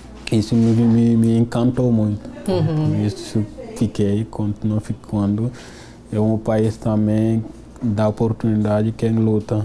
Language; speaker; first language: Portuguese; non-native, fluent; Wolof